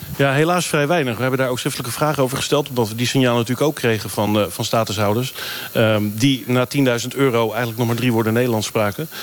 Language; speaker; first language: Dutch; native; Dutch